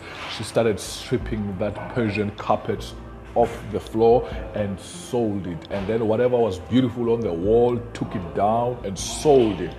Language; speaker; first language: English; non-native, local second language; Xhosa